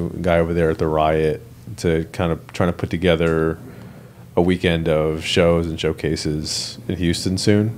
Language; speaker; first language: English; native; English